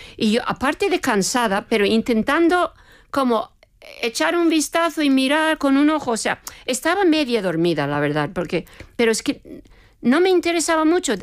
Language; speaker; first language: Spanish; early bilingual, other home language; English